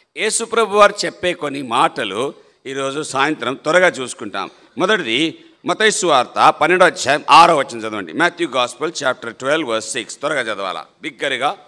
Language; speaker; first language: Telugu; non-native, local second language; Malayalam